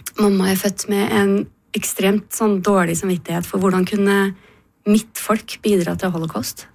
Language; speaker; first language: Norwegian; native; Norwegian